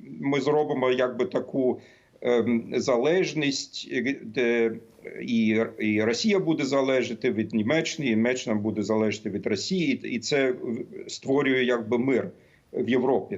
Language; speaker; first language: Ukrainian; non-native, fluent; German